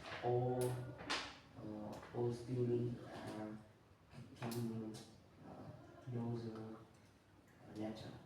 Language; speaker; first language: English; non-native, learner; Vietnamese